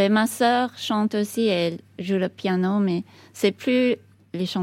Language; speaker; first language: French; non-native, learner; English